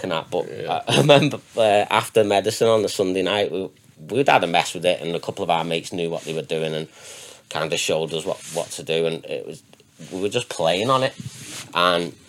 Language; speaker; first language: English; native; English